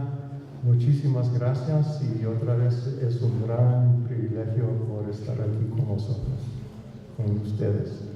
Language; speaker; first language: Spanish; non-native, fluent; English